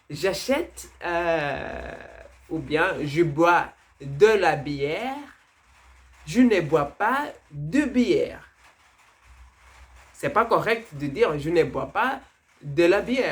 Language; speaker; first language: French; non-native, fluent; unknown